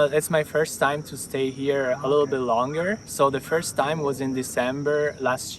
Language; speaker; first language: English; non-native, fluent; Italian